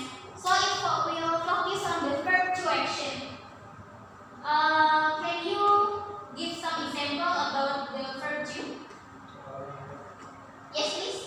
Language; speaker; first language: English; non-native, learner; Indonesian